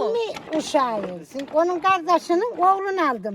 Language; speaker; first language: Turkish; native; Turkish